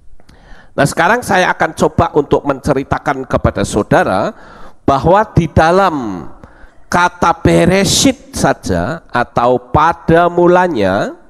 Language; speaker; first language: Indonesian; native; Indonesian